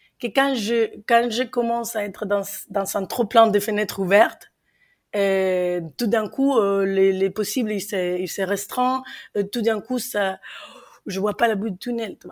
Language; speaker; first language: French; non-native, fluent; Spanish